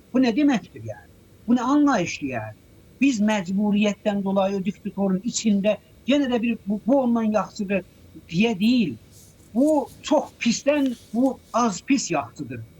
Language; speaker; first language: Azerbaijani; native; Azerbaijani